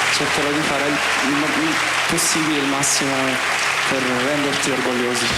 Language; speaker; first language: Italian; early bilingual, other home language; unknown